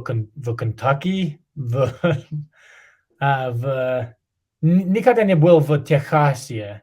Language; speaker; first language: Russian; non-native, learner; English